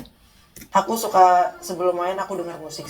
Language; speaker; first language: Indonesian; native; Indonesian